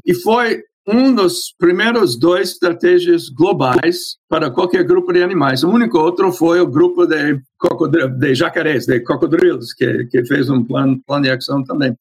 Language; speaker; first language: Portuguese; non-native, fluent; English